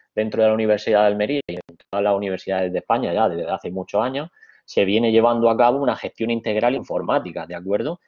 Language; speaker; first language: Spanish; native; Spanish